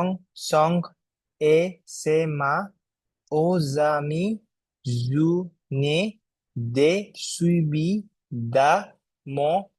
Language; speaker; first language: French; non-native, learner; Bangla